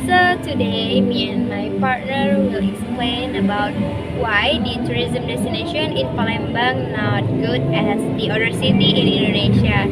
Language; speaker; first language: English; non-native, learner; Indonesian